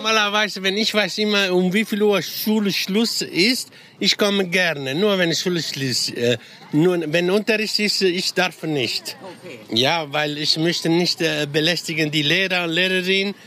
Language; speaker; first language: German; non-native, learner; Italian